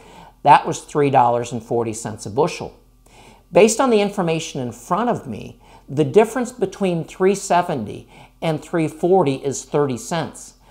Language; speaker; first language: English; native; English